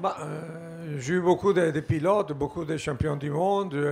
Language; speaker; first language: French; non-native, fluent; Italian